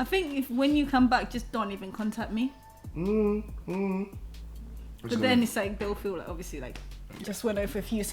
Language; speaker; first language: English; native; English